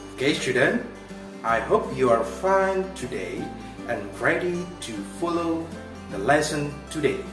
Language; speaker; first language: English; non-native, fluent; Indonesian